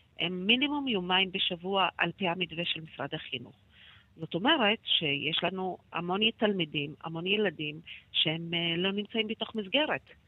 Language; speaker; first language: Hebrew; non-native, local second language; Arabic